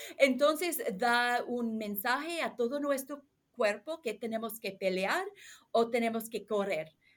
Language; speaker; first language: Spanish; non-native, learner; English